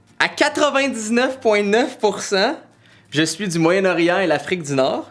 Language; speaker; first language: French; early bilingual, other home language; Arabic